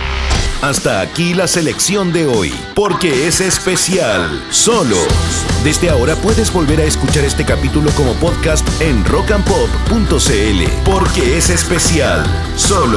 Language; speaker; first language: Spanish; native; Spanish